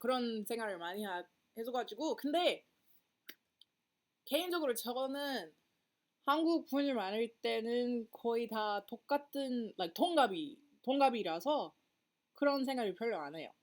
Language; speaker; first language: Korean; non-native, learner; English